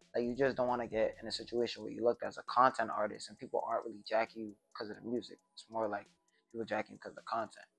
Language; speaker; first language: English; native; English